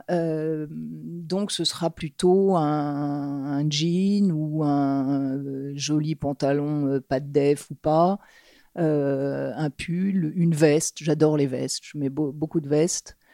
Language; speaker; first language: French; native; French